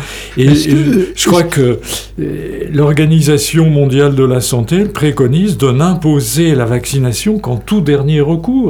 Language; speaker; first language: French; native; French